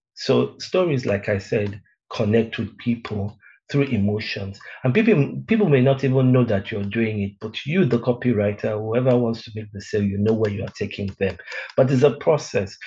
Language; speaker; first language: English; native; English